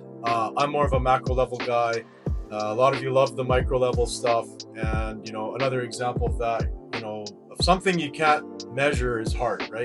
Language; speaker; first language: English; native; English